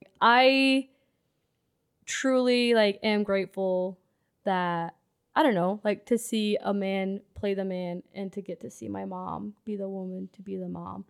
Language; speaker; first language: English; non-native, local second language; Pennsylvania German